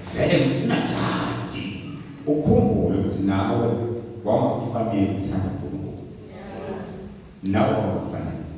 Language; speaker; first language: Zulu; non-native, local second language; Swati